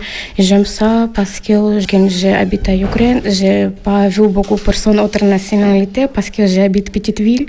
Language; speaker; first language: French; non-native, learner; Ukrainian